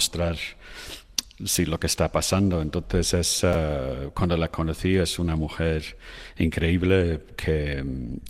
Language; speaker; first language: Spanish; non-native, fluent; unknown